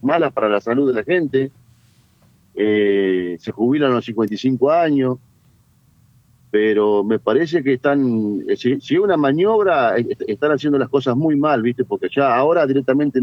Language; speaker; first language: Spanish; native; Spanish